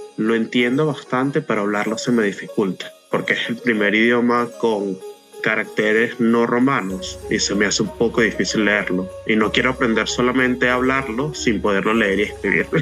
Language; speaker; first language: Spanish; native; Spanish